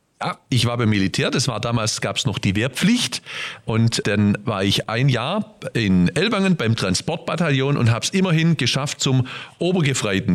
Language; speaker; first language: German; native; German